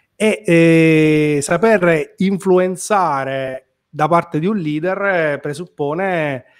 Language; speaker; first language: Italian; native; Italian